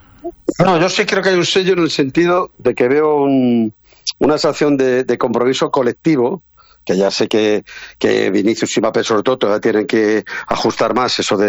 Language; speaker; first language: Spanish; native; Spanish